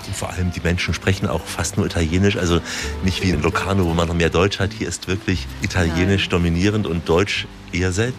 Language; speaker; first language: German; native; German